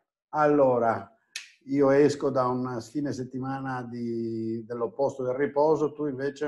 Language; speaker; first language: Italian; native; Italian